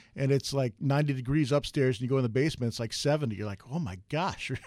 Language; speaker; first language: English; native; English